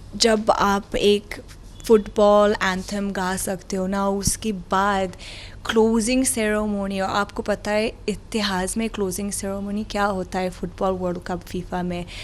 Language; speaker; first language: Hindi; non-native, learner; Arabic